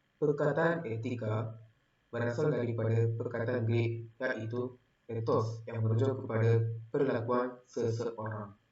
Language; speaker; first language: Malay; non-native, local second language; Tamil